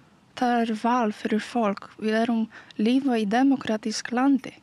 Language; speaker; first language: Icelandic; non-native, learner; Polish